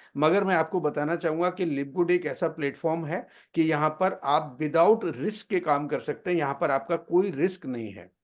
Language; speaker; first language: Hindi; native; Hindi